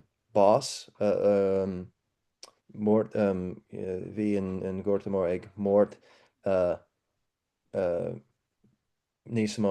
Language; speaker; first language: Irish; non-native, learner; English